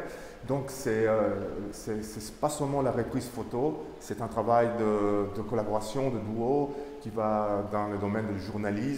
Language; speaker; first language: French; non-native, fluent; Italian